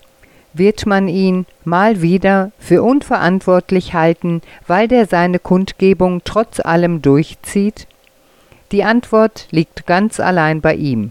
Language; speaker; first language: German; native; German